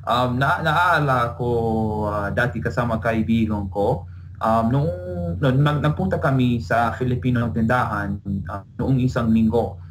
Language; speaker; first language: Filipino; non-native, learner; English